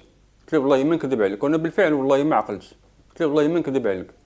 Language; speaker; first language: Arabic; native; Arabic